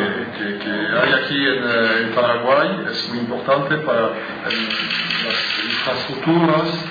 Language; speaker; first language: Spanish; non-native, fluent; French